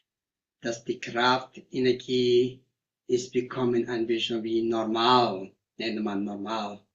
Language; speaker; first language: German; non-native, learner; Tibetan